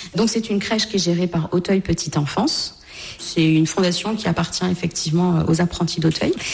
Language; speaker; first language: French; native; French